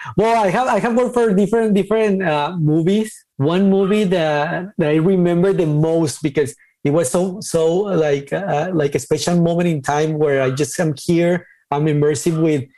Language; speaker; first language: English; non-native, fluent; Spanish